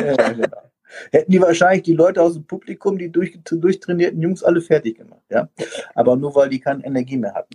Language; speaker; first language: German; native; German